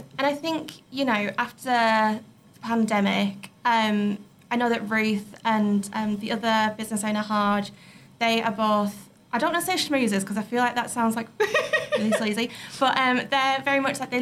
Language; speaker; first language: English; native; English